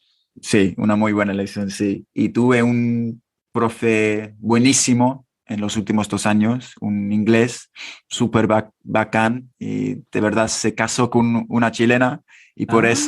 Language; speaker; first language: Spanish; non-native, fluent; English